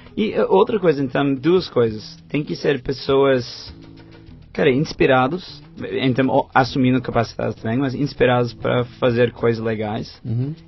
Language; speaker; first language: Portuguese; non-native, fluent; English